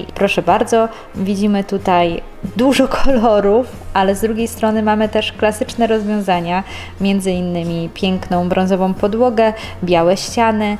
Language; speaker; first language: Polish; native; Polish